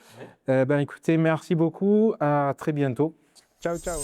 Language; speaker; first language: French; native; French